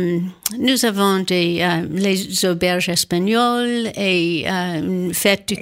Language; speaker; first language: French; non-native, learner; English